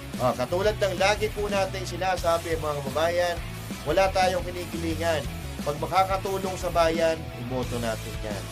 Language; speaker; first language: Filipino; non-native, local second language; Iloko